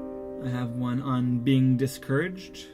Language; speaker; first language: English; native; English